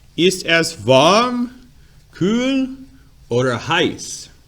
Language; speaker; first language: German; non-native, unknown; English